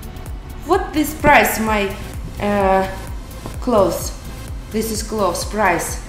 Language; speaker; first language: English; non-native, learner; Russian